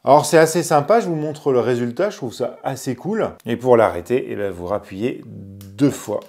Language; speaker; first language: French; native; French